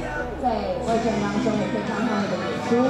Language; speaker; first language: Chinese; native; Chinese